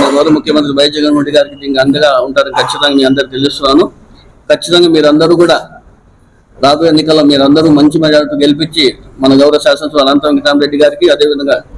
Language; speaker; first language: Telugu; non-native, local second language; Urdu